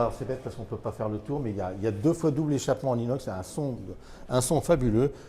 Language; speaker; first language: French; native; French